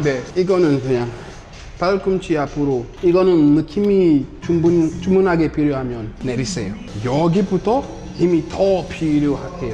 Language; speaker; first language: Korean; non-native, learner; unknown